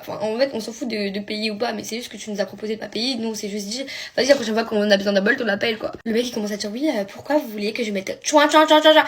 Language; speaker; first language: French; native; French